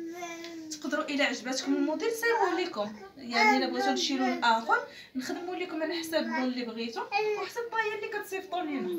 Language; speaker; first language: Arabic; native; Arabic